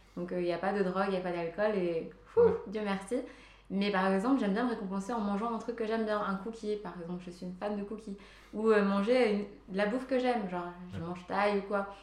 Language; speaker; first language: French; early bilingual, other home language; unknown